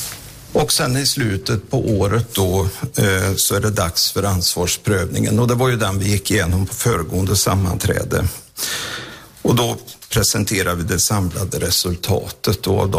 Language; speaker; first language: Swedish; native; Swedish